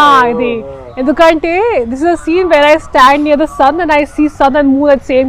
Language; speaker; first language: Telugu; non-native, fluent; Hindi